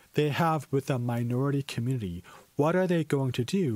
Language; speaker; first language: English; native; English